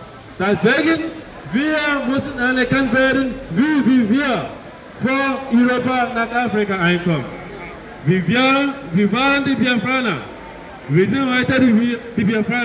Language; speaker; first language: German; non-native, learner; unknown